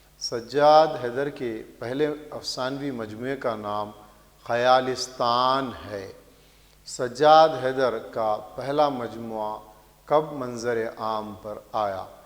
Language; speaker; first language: Urdu; native; Urdu